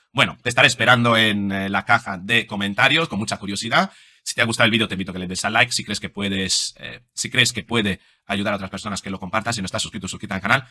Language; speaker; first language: Spanish; non-native, fluent; Italian